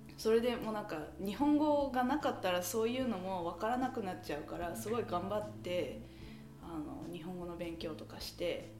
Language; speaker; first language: Japanese; early bilingual, heritage; Japanese